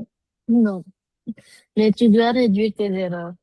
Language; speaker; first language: French; non-native, fluent; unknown